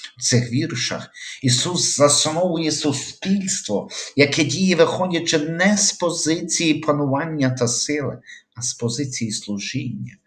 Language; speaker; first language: Ukrainian; native; Ukrainian